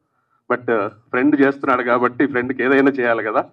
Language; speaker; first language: Telugu; native; Telugu